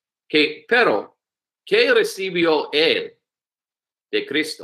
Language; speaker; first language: Spanish; non-native, learner; English